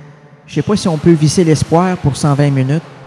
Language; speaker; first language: French; native; French